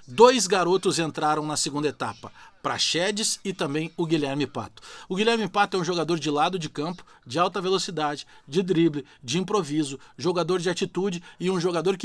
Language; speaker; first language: Portuguese; native; Portuguese